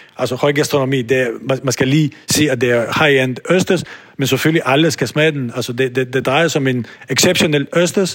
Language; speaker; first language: Danish; non-native, fluent; French